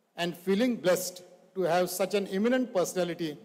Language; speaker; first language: English; non-native, local second language; Marathi